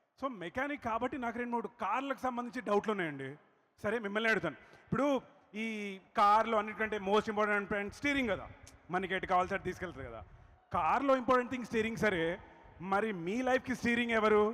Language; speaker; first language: Telugu; native; Telugu